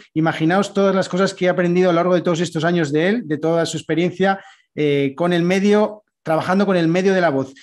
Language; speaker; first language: Spanish; native; Spanish